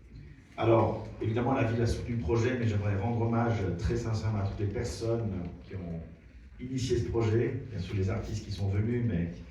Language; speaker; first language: French; native; French